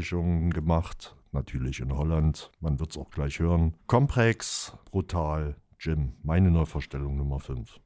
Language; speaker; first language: German; native; German